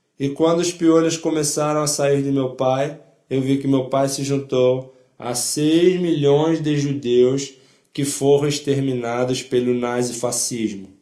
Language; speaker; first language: Portuguese; non-native, fluent; Polish